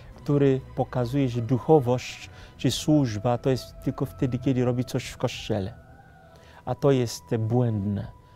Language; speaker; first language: Polish; non-native, fluent; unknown